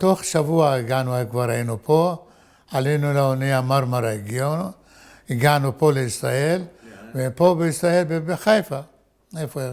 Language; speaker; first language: Hebrew; non-native, fluent; Arabic